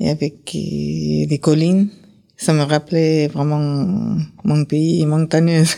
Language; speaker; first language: French; non-native, fluent; Kyrgyz